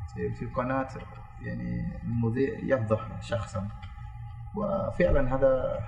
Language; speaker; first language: Arabic; non-native, fluent; Indonesian